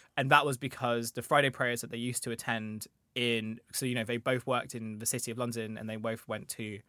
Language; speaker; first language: English; native; English